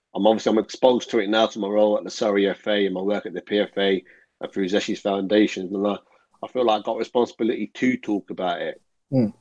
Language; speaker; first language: English; native; English